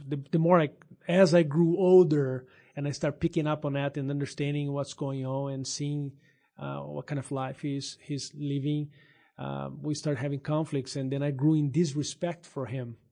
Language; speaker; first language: English; non-native, fluent; Portuguese